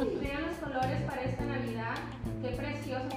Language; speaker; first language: Spanish; early bilingual, heritage; Spanish